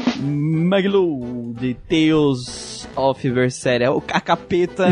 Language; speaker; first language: Portuguese; native; Portuguese